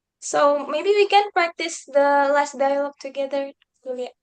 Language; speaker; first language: English; non-native, fluent; Indonesian